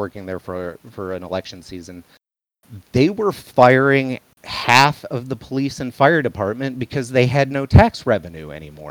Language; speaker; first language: English; native; English